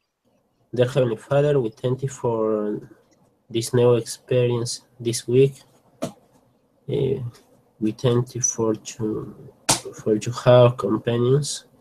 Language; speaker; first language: English; non-native, learner; Spanish